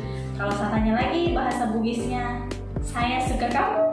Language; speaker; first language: Indonesian; non-native, local second language; Balinese